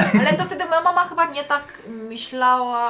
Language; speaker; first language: Polish; non-native, learner; Korean